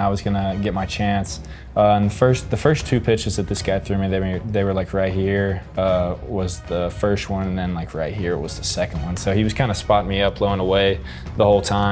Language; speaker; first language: English; native; English